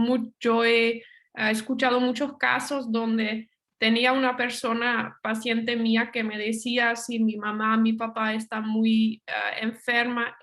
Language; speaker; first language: Spanish; non-native, fluent; Dutch